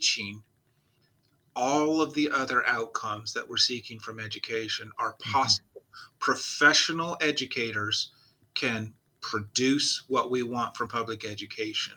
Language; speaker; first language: English; native; English